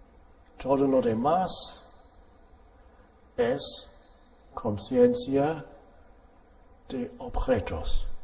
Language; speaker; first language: Spanish; non-native, fluent; German